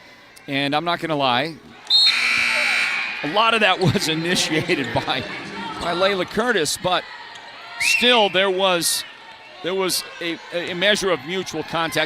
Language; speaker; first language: English; native; English